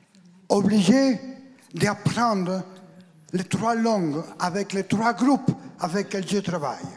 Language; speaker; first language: French; non-native, learner; Spanish